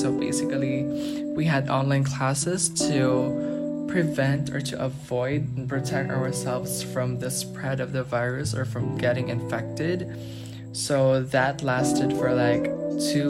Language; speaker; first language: English; non-native, local second language; Filipino